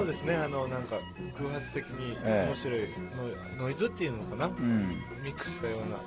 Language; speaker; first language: Japanese; native; Japanese